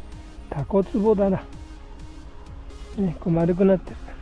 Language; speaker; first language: Japanese; native; Japanese